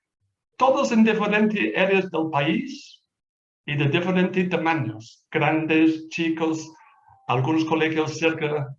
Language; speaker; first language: Spanish; non-native, fluent; English